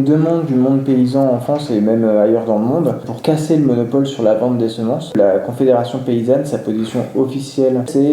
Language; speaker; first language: French; native; French